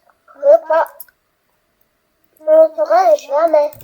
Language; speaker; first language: French; native; French